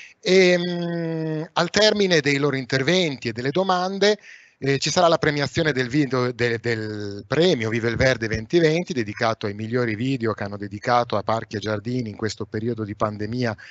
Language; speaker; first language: Italian; native; Italian